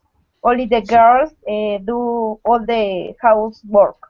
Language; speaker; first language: English; non-native, learner; Spanish